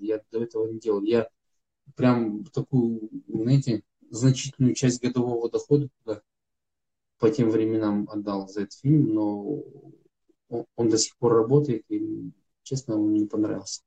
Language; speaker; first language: Russian; native; Russian